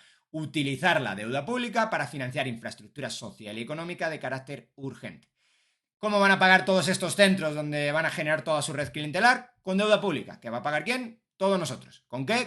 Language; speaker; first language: Spanish; native; Spanish